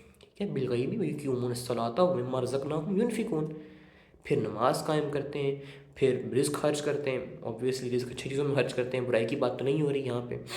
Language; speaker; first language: Urdu; native; Urdu